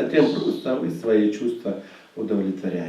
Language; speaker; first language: Russian; native; Russian